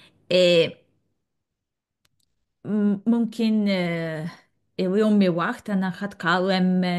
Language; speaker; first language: Arabic; non-native, learner; Serbian